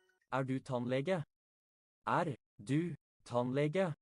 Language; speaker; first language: Norwegian; non-native, learner; English